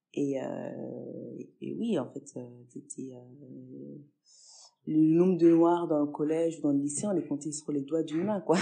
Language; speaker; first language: French; early bilingual, other home language; Fula